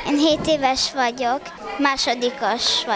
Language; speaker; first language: Hungarian; early bilingual, other home language; Chinese